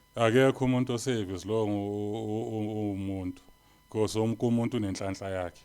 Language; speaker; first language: Zulu; native; Zulu